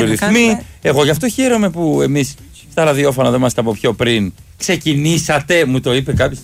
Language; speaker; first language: Greek; native; Greek